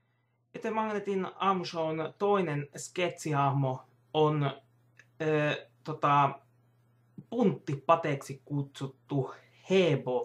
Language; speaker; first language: Finnish; native; Finnish